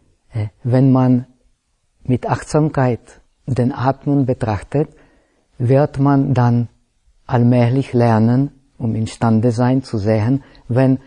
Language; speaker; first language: German; non-native, fluent; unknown